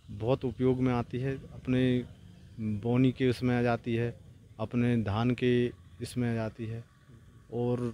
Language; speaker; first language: Hindi; native; Hindi